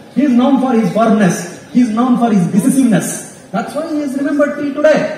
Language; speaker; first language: English; non-native, local second language; Kannada